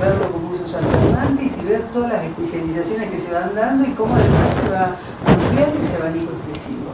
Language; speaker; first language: Spanish; native; Spanish